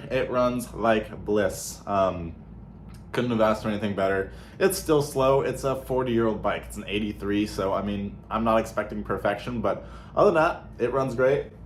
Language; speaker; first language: English; native; English